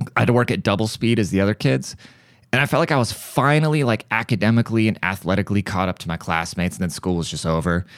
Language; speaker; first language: English; early bilingual, other home language; German